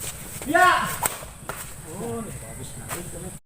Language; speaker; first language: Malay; non-native, local second language; Minangkabau